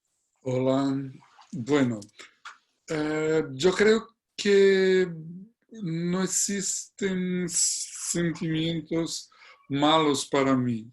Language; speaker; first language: Spanish; non-native, fluent; Portuguese